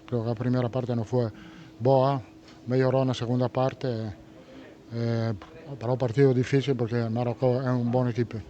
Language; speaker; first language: Portuguese; non-native, fluent; Italian